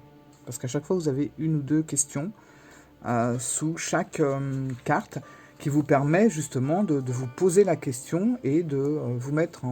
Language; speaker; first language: French; native; French